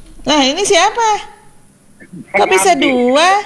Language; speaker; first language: Indonesian; native; Indonesian